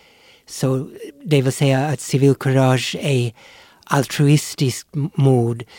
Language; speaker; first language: Swedish; non-native, fluent; English